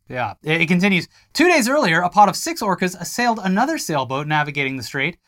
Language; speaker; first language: English; native; English